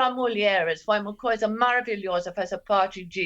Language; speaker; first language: Portuguese; non-native, fluent; English